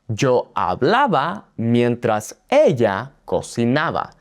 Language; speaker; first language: Spanish; non-native, fluent; English